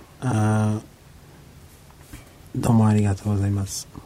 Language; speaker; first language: Japanese; non-native, learner; Kinyarwanda